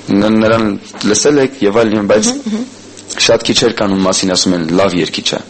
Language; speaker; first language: Armenian; early bilingual, heritage; Armenian